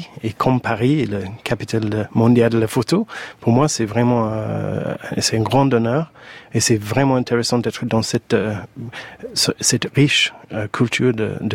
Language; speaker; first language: French; non-native, fluent; English